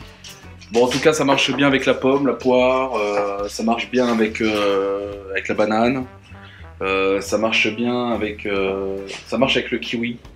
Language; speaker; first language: French; native; French